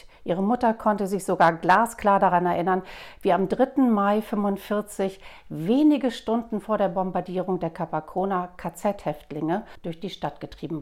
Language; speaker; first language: German; native; German